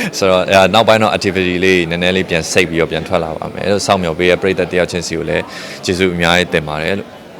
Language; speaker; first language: Burmese; native; Burmese